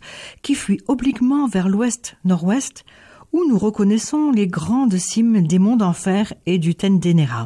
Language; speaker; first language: French; native; French